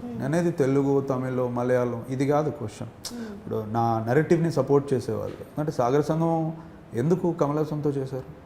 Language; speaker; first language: Telugu; native; Telugu